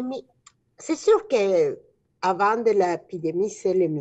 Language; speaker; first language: French; non-native, fluent; Spanish